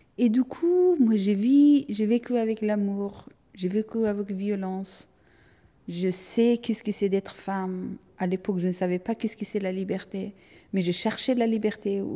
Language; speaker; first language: French; non-native, fluent; Persian